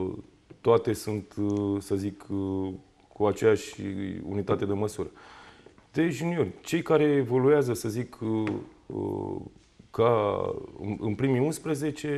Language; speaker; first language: Romanian; native; Romanian